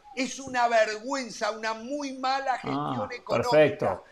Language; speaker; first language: Spanish; native; Spanish